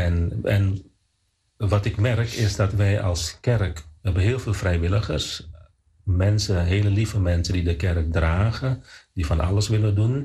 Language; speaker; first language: Dutch; non-native, fluent; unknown